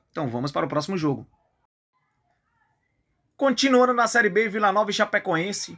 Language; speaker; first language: Portuguese; native; Portuguese